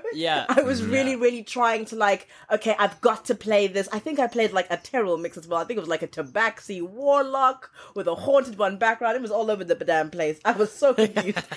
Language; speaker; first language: English; non-native, local second language; Xhosa